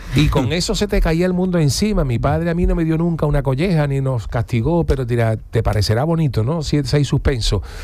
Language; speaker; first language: Spanish; native; Spanish